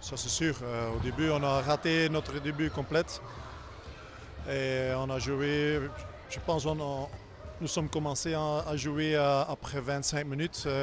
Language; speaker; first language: French; non-native, learner; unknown